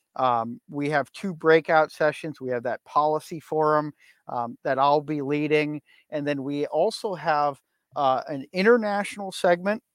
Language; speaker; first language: English; native; English